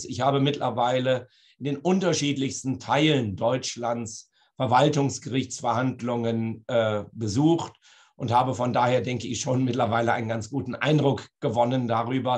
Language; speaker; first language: German; native; German